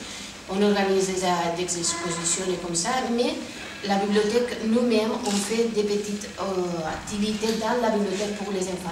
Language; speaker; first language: French; non-native, fluent; Spanish